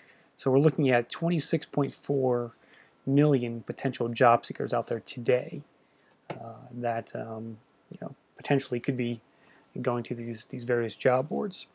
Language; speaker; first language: English; native; English